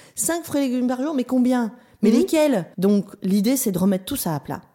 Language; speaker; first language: French; native; French